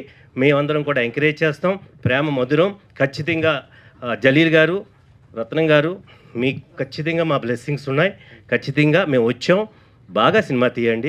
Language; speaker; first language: Telugu; native; Telugu